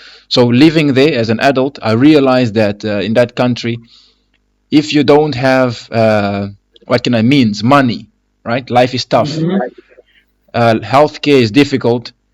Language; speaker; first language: English; non-native, fluent; Lingala